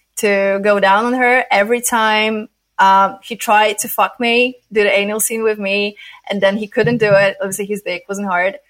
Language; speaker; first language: English; non-native, fluent; Polish